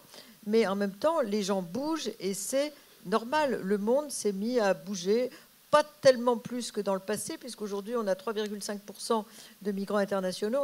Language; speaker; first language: French; native; French